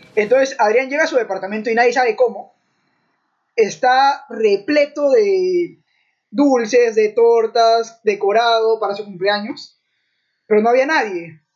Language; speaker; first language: Spanish; native; Spanish